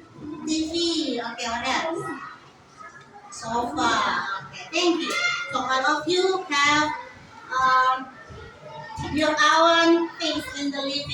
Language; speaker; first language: English; non-native, learner; Indonesian